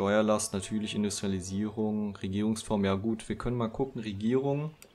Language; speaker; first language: German; native; German